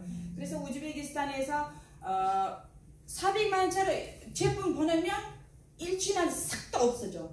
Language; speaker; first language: Korean; non-native, learner; Uzbek